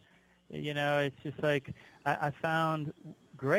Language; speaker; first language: English; native; English